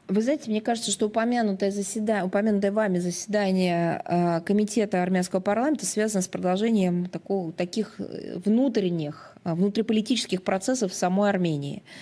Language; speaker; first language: Russian; native; Russian